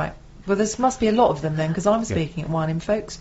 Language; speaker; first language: English; native; English